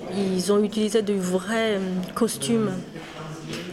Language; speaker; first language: French; non-native, fluent; Chinese